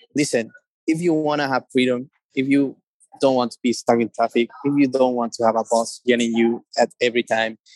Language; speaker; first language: English; non-native, fluent; Spanish